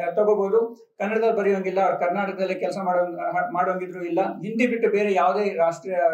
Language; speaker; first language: Kannada; non-native, local second language; Telugu